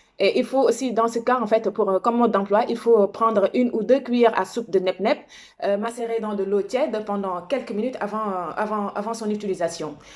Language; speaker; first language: French; non-native, local second language; Wolof